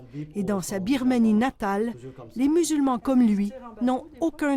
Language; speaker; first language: French; native; French